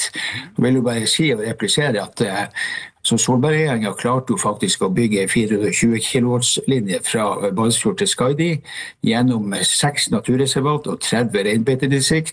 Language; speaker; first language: Norwegian; native; Norwegian